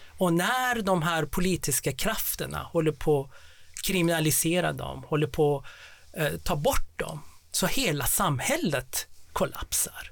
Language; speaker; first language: Swedish; non-native, fluent; Persian